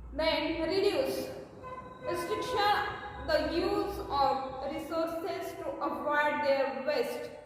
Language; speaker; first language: English; non-native, local second language; Marathi